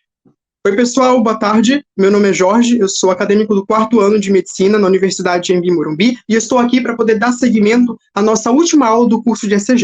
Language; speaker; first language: Portuguese; native; Portuguese